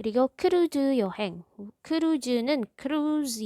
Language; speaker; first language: Korean; non-native, fluent; Indonesian